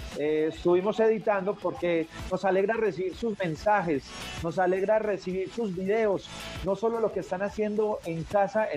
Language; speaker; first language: Spanish; native; Spanish